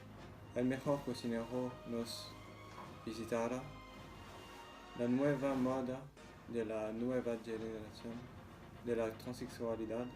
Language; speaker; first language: Spanish; non-native, learner; French